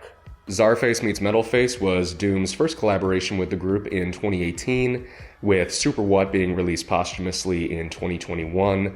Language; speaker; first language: English; native; English